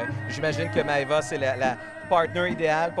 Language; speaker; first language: French; native; French